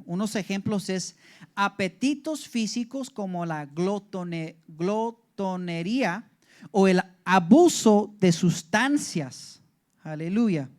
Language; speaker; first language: Spanish; early bilingual, heritage; English